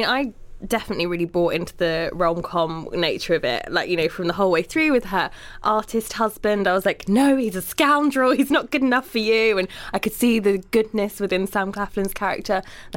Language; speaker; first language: English; native; English